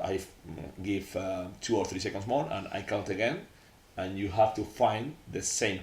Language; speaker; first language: English; non-native, learner; Spanish